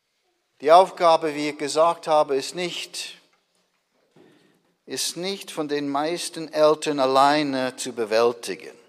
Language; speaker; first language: German; non-native, fluent; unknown